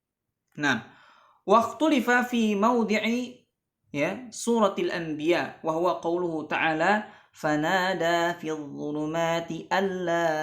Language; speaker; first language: Arabic; non-native, fluent; Indonesian